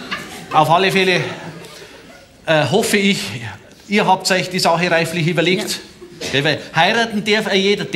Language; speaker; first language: German; native; German